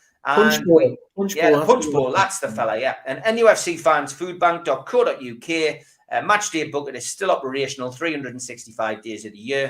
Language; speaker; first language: English; native; English